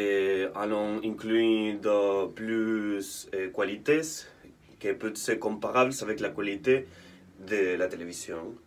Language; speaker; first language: French; non-native, learner; Spanish